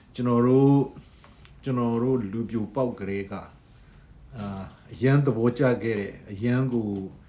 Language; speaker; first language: Burmese; non-native, local second language; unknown